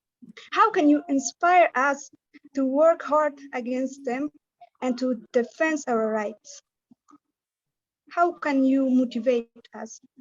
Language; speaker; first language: English; non-native, fluent; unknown